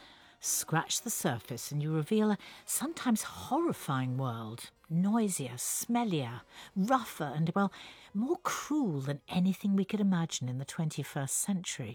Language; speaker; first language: English; native; English